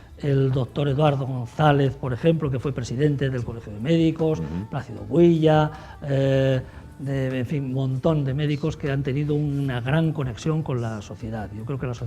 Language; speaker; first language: Spanish; native; Spanish